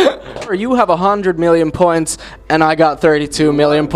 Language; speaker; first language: English; non-native, fluent; Finnish